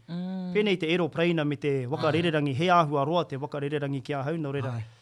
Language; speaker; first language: Māori; native; Māori